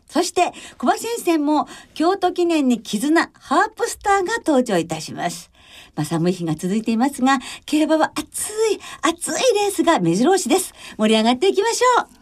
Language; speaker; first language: Japanese; native; Japanese